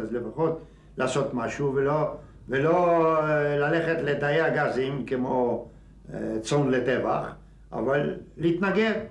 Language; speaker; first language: Hebrew; non-native, fluent; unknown